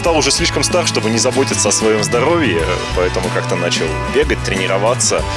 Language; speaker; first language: Russian; native; Russian